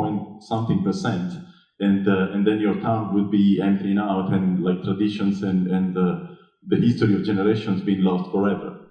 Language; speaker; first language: English; non-native, fluent; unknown